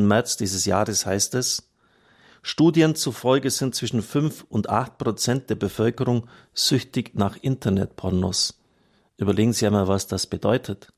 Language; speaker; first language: German; native; German